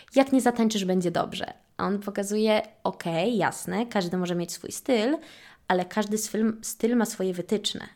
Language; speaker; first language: Polish; native; Polish